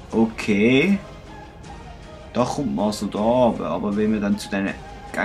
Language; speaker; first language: German; native; German